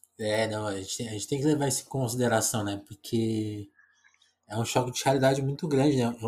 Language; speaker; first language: Portuguese; native; Portuguese